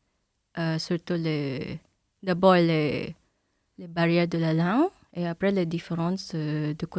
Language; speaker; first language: French; non-native, fluent; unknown